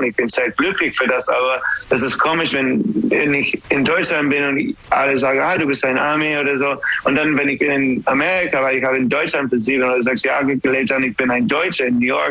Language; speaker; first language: German; non-native, learner; English